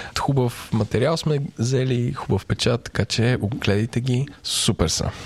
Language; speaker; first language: Bulgarian; native; Bulgarian